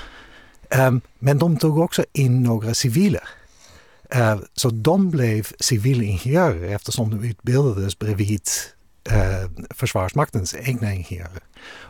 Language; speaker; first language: Swedish; non-native, fluent; Dutch